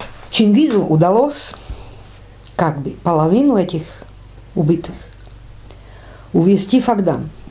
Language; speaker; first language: Russian; non-native, fluent; Czech